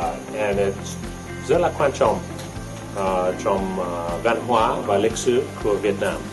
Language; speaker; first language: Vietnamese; non-native, fluent; English